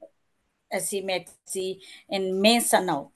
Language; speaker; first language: Finnish; non-native, learner; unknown